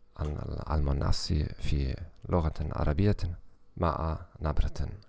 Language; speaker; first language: Arabic; non-native, learner; German